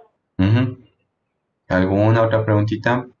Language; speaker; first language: Spanish; native; Spanish